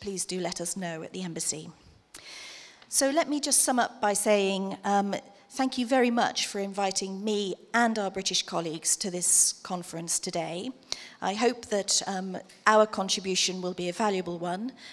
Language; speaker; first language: English; native; English